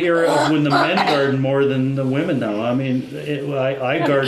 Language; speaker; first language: English; native; English